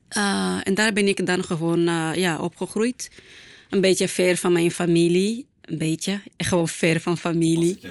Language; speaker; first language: Dutch; non-native, fluent; Portuguese